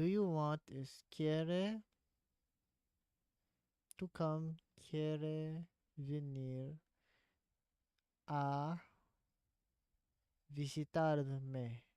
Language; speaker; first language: Spanish; non-native, learner; English